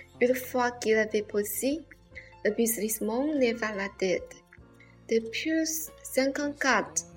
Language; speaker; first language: French; non-native, learner; Chinese